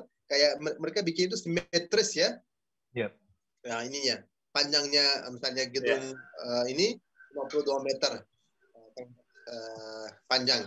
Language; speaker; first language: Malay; non-native, fluent; Uzbek